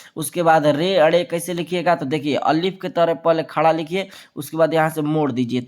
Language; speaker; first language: Hindi; native; Hindi